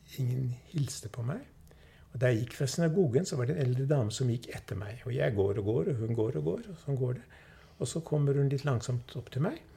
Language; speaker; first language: Norwegian; early bilingual, other home language; Swedish